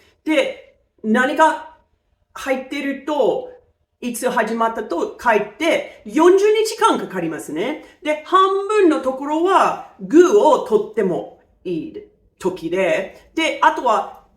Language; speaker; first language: Japanese; non-native, fluent; English